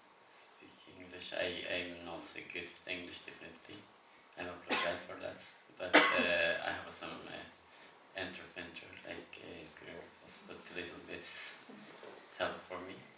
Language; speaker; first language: English; non-native, learner; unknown